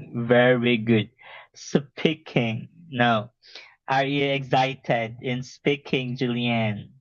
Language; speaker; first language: English; non-native, fluent; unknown